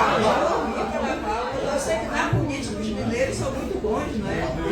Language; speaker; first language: Portuguese; native; Portuguese